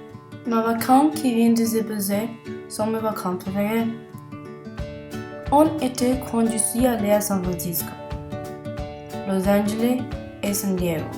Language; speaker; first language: French; non-native, learner; Spanish